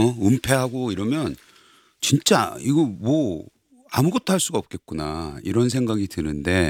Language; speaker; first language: Korean; native; Korean